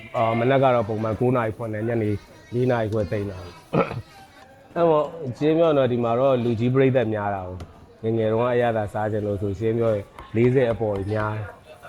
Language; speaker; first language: Burmese; native; Burmese